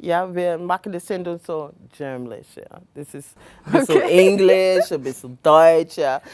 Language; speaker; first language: German; non-native, learner; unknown